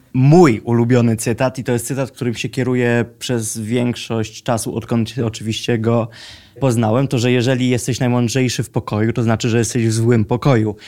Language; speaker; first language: Polish; native; Polish